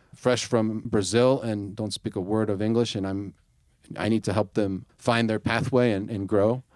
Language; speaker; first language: English; native; English